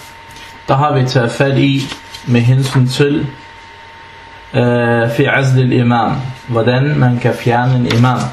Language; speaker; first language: Danish; early bilingual, other home language; Arabic